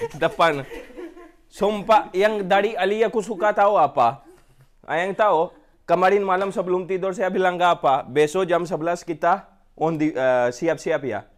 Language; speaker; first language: Indonesian; non-native, fluent; Urdu